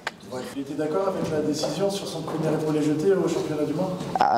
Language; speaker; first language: French; native; French